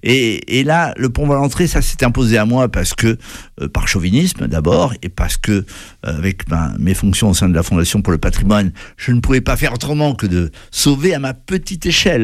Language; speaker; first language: French; native; French